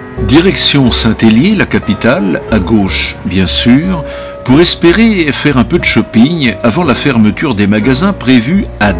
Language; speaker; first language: French; native; French